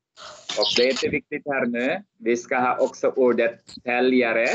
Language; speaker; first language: Swedish; non-native, fluent; Arabic